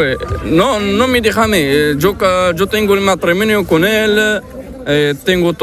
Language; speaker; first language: Spanish; non-native, learner; Arabic